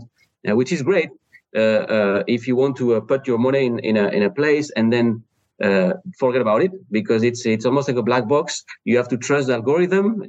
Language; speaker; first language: English; non-native, fluent; French